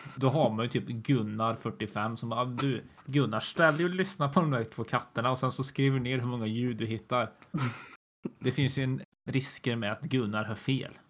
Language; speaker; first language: Swedish; native; Swedish